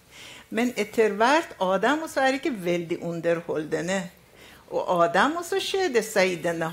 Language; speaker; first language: Norwegian; non-native, fluent; Arabic